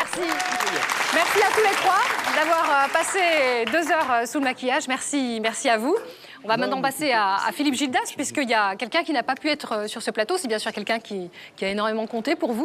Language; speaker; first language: French; native; French